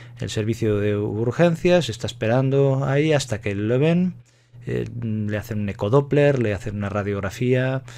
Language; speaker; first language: Spanish; native; Spanish